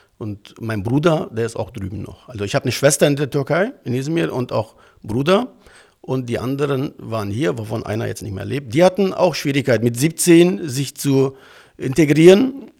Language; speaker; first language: German; early bilingual, other home language; Turkish